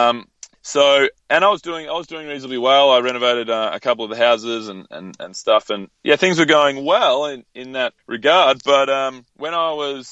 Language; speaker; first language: English; native; English